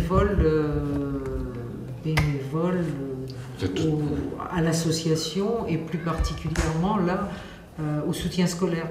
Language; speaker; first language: French; native; French